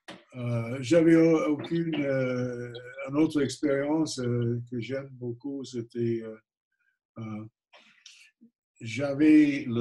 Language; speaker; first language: French; non-native, fluent; English